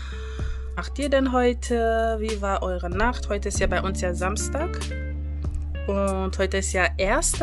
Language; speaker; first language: German; non-native, fluent; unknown